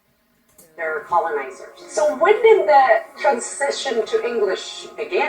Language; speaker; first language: English; non-native, local second language; Filipino